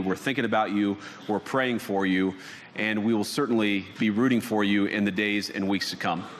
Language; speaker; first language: English; native; English